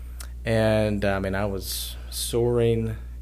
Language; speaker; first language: English; native; English